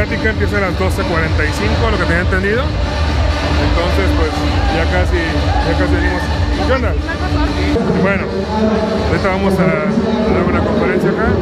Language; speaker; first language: Spanish; native; Spanish